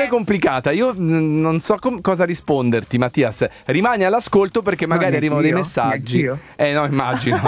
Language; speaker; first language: Italian; native; Italian